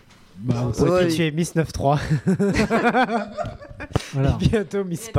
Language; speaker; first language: French; native; French